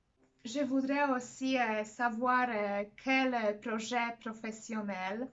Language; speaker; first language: French; non-native, fluent; Polish